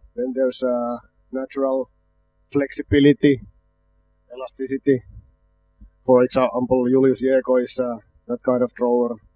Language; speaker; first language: English; non-native, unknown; Finnish